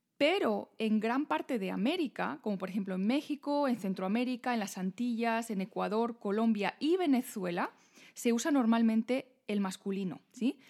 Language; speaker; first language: Spanish; native; Spanish